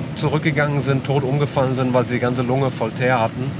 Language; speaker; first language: German; non-native, local second language; Italian